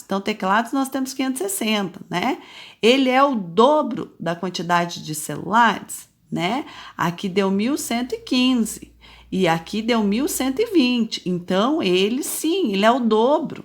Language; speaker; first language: Portuguese; native; Portuguese